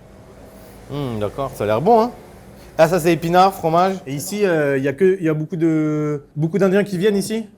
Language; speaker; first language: French; native; French